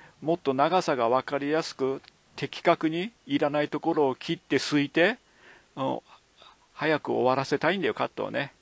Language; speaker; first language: Japanese; native; Japanese